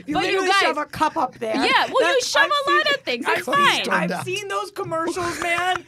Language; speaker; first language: English; native; English